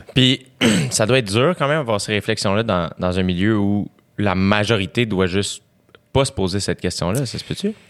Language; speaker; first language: French; native; French